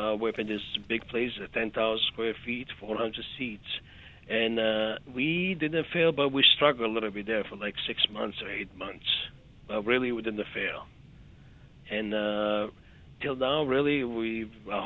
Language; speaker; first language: English; non-native, fluent; Serbian